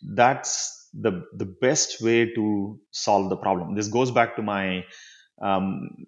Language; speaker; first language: English; non-native, local second language; Tamil